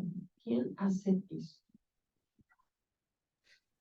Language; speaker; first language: Spanish; non-native, learner; Portuguese